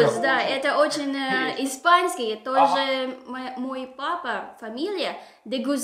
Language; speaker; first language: Russian; non-native, learner; Filipino